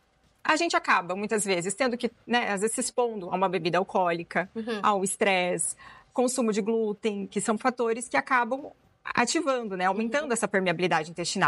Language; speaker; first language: Portuguese; native; Portuguese